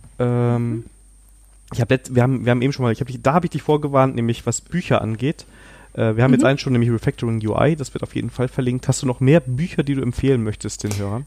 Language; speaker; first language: German; native; German